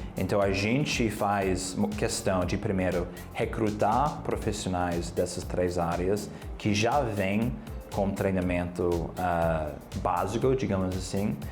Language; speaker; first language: Portuguese; non-native, fluent; English